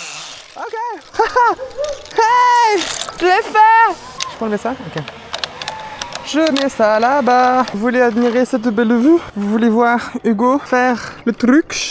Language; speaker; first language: French; native; French